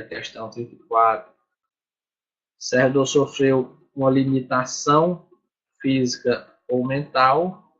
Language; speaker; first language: Portuguese; native; Portuguese